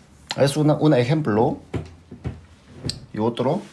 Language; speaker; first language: Spanish; non-native, fluent; Korean